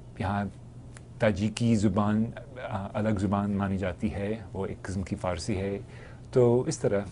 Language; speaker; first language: Urdu; non-native, fluent; English